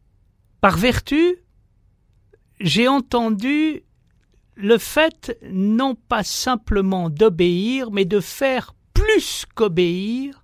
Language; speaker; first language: French; native; French